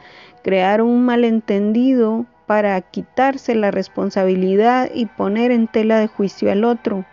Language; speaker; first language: Spanish; native; Spanish